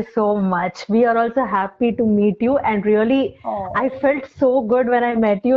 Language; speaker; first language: English; non-native, local second language; Telugu